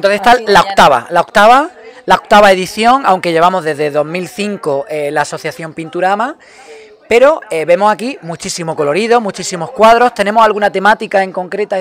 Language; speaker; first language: Spanish; native; Spanish